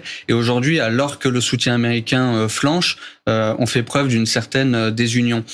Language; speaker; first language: French; native; French